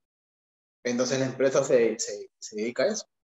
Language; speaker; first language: Spanish; native; Spanish